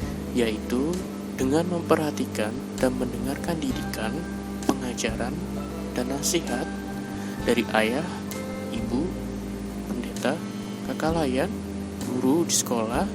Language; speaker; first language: Indonesian; native; Indonesian